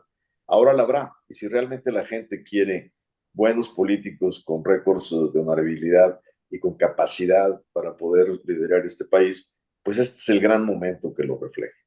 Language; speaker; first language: Spanish; native; Spanish